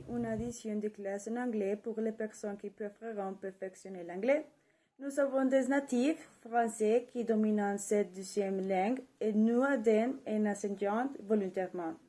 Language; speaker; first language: French; non-native, learner; Spanish